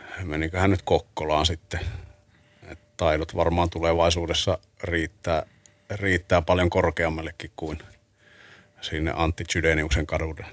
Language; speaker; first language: Finnish; native; Finnish